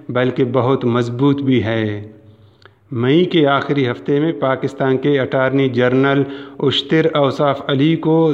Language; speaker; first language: Urdu; non-native, local second language; Baluchi